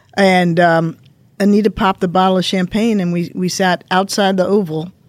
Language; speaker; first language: English; native; English